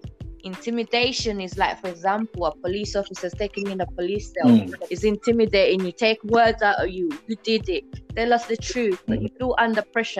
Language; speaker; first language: English; non-native, local second language; Ganda